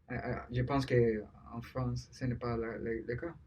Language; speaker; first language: French; non-native, learner; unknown